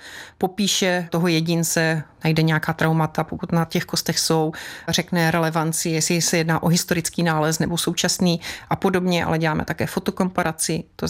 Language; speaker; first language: Czech; native; Czech